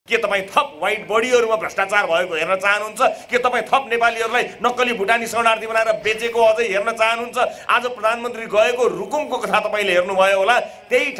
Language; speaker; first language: Nepali; native; Nepali